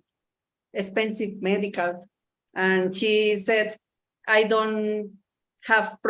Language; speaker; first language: English; non-native, learner; Spanish